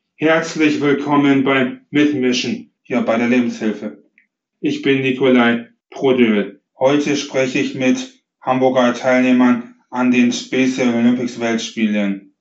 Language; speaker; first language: German; native; German